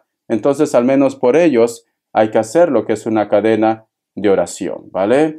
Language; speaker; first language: Spanish; native; Spanish